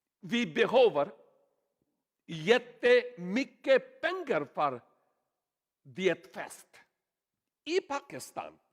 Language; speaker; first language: Swedish; non-native, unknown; Urdu